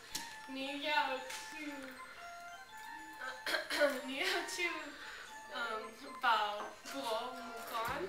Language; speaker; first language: Chinese; non-native, learner; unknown